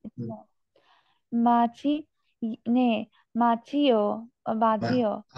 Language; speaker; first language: Korean; non-native, learner; Bangla